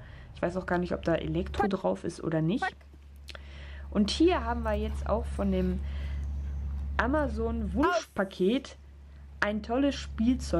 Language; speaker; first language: German; native; German